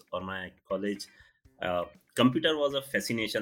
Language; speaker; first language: English; non-native, local second language; Hindi